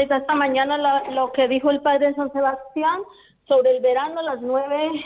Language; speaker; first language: Spanish; native; Spanish